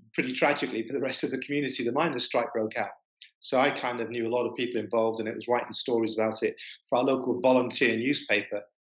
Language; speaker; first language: English; native; English